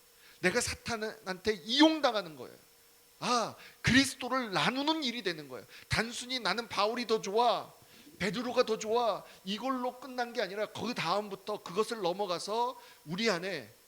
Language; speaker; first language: Korean; native; Korean